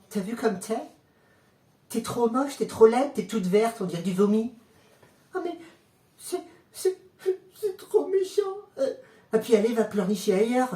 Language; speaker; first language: French; native; French